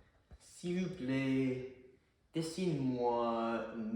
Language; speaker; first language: French; non-native, learner; English